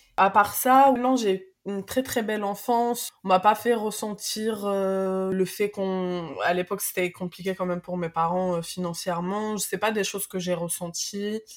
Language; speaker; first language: French; early bilingual, other home language; Arabic